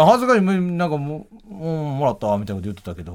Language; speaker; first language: Japanese; native; Japanese